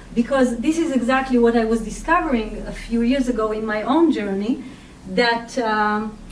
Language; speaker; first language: English; non-native, fluent; Hebrew